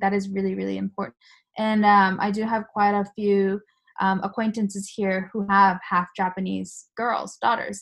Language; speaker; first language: English; early bilingual, other home language; Japanese